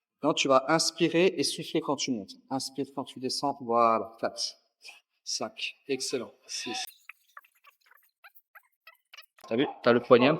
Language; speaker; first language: French; native; French